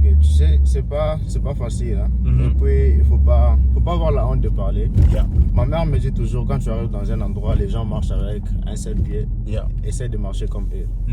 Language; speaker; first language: French; non-native, local second language; Swahili